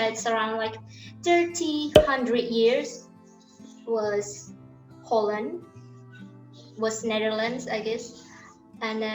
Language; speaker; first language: English; non-native, learner; Indonesian